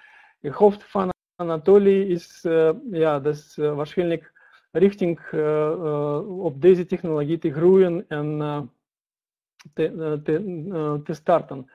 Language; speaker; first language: Dutch; non-native, learner; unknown